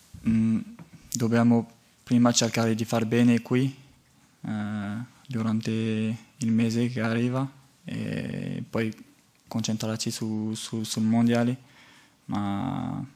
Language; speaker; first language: Italian; non-native, fluent; French